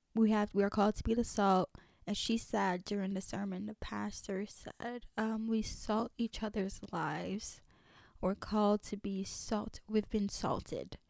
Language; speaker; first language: English; early bilingual, other home language; French